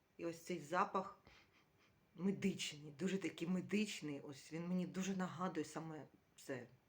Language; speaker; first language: Ukrainian; native; Ukrainian